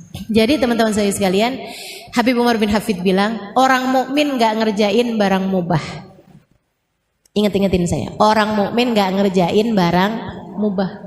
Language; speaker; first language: Indonesian; native; Indonesian